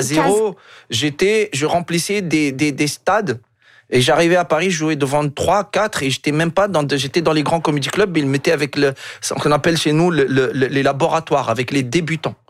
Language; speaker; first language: French; non-native, local second language; Arabic